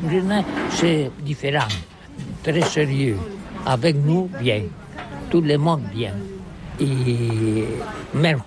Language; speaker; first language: French; non-native, learner; Catalan